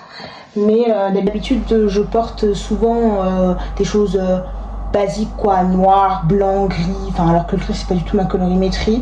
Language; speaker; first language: French; native; French